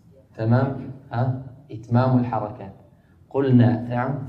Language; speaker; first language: Arabic; native; Arabic